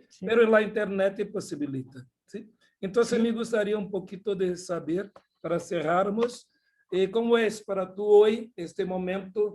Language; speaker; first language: Spanish; non-native, learner; Portuguese